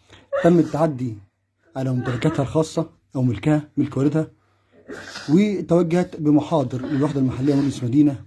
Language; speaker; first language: Arabic; native; Arabic